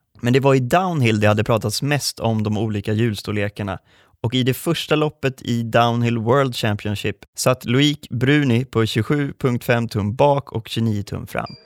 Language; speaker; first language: Swedish; native; Swedish